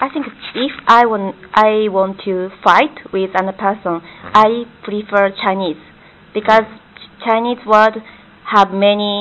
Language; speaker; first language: English; non-native, learner; Japanese